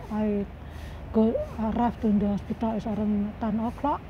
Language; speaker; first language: English; non-native, learner; Indonesian